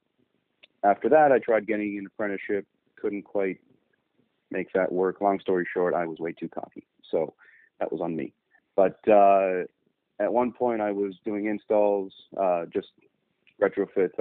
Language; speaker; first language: English; native; English